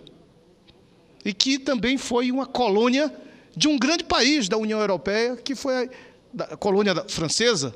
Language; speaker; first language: Portuguese; native; Portuguese